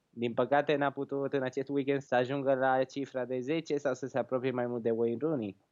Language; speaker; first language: Romanian; native; Romanian